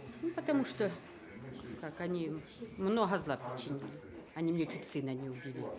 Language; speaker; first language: Russian; native; Russian